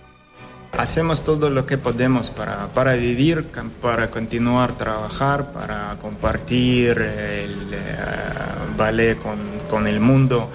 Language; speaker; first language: Spanish; non-native, learner; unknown